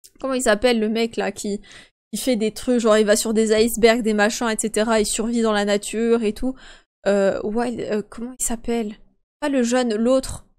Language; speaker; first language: French; early bilingual, other home language; Polish